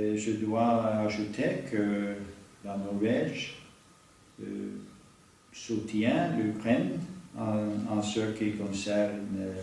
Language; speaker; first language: French; non-native, learner; Norwegian